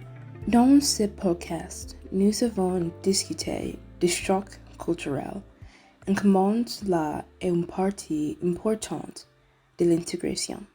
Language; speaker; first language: French; non-native, learner; English